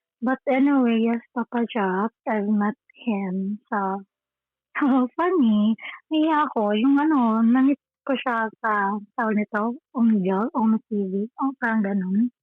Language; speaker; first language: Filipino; non-native, local second language; Cebuano